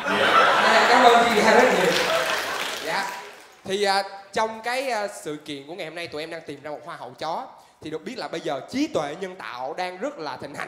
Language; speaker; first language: Vietnamese; native; Vietnamese